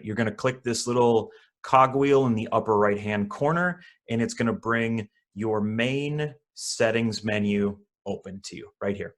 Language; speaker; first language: English; native; English